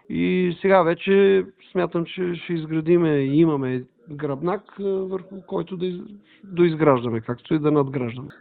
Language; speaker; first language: Bulgarian; native; Bulgarian